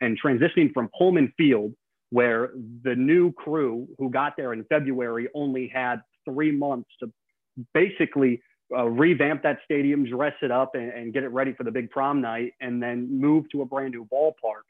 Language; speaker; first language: English; native; English